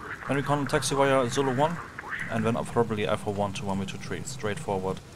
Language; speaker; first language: English; non-native, fluent; German